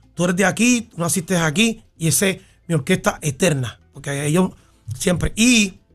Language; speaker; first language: Spanish; native; Spanish